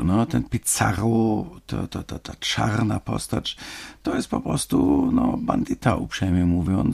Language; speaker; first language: Polish; non-native, fluent; German